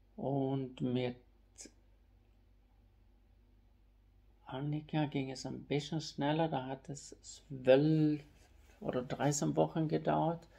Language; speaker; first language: German; non-native, fluent; Swedish